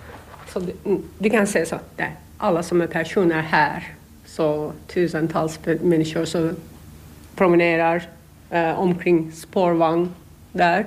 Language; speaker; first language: Swedish; non-native, learner; Turkish